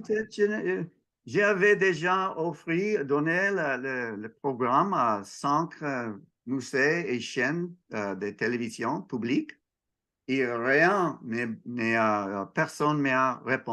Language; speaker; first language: French; non-native, learner; English